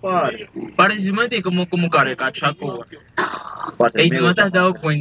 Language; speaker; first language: Spanish; native; Spanish